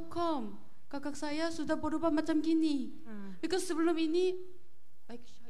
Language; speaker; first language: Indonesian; non-native, learner; Korean